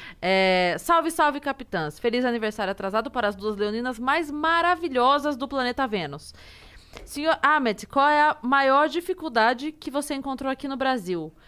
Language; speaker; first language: Portuguese; native; Portuguese